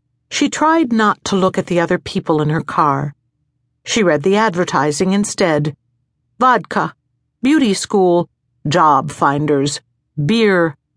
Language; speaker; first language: English; native; English